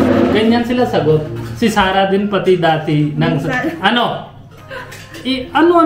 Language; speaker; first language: Filipino; non-native, learner; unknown